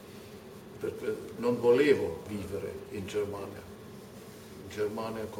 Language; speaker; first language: Italian; non-native, fluent; German